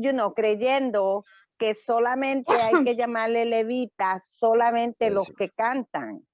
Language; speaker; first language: Spanish; native; Spanish